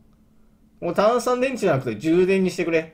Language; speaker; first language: Japanese; native; Japanese